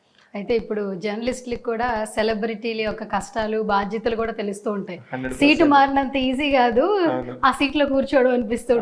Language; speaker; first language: Telugu; native; Telugu